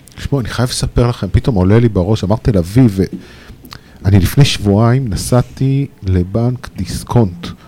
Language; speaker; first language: Hebrew; native; Hebrew